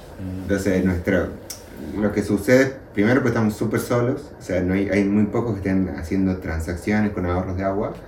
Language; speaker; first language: Spanish; native; Spanish